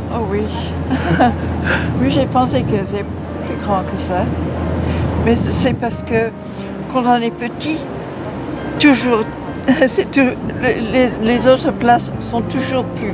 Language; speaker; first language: French; non-native, local second language; English